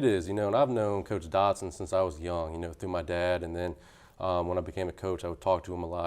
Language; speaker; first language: English; native; English